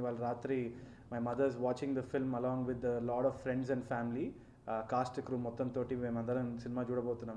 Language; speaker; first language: Telugu; native; Telugu